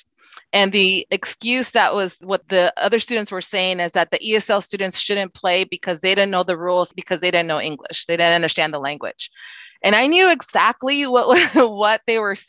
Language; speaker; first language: English; non-native, fluent; Spanish